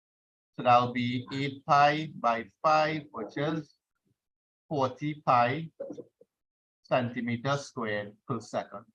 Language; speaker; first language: English; native; English